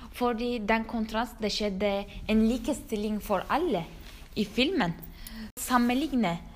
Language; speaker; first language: Norwegian; non-native, learner; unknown